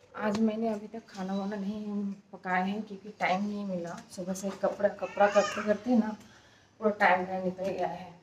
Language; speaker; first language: Hindi; non-native, local second language; Bangla